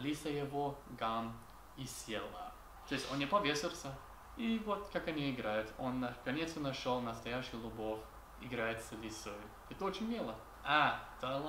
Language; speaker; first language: Russian; non-native, learner; English